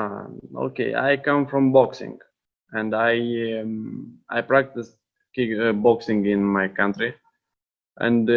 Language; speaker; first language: English; non-native, learner; Romanian